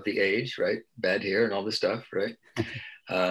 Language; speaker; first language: English; native; English